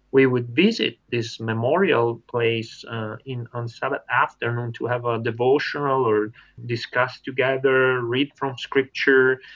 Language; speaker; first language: English; non-native, fluent; Italian